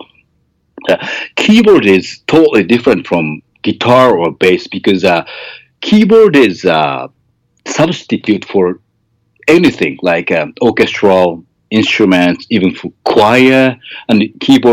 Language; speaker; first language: English; non-native, fluent; Japanese